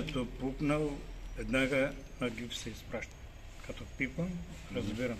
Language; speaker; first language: Bulgarian; non-native, local second language; Turkish